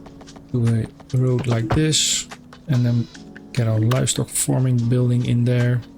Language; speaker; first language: English; non-native, fluent; Dutch